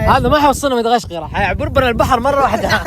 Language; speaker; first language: Arabic; native; Arabic